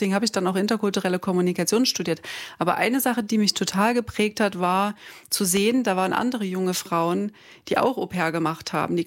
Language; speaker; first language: German; native; German